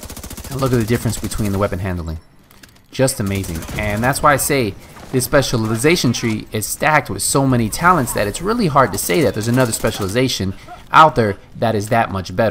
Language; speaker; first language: English; native; English